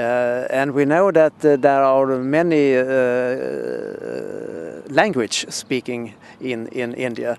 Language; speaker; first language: English; non-native, fluent; Swedish